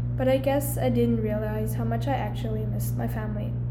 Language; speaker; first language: English; early bilingual, other home language; German